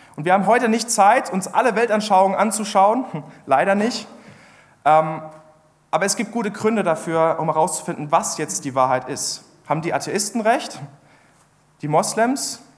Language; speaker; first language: German; native; German